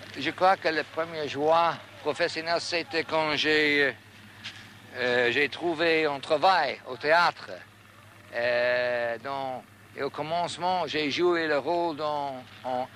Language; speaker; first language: French; non-native, fluent; English